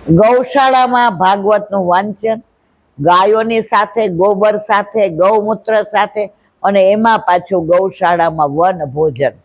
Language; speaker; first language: Gujarati; native; Gujarati